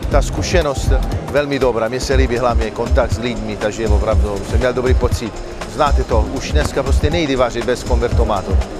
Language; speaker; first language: Czech; non-native, fluent; Italian